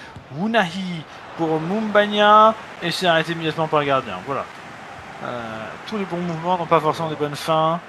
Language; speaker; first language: French; native; French